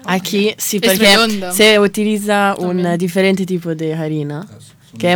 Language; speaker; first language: Spanish; non-native, learner; Italian